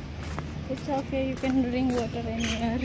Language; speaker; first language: English; non-native, learner; Indonesian